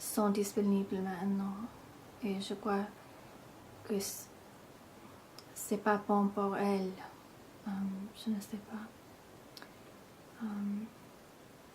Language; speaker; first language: French; non-native, fluent; English